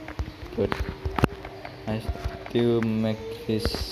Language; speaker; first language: English; non-native, learner; Indonesian